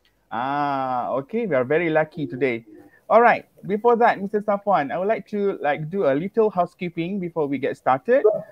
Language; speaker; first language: English; non-native, local second language; Malay